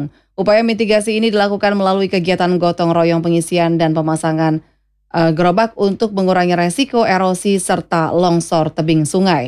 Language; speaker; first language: Indonesian; native; Indonesian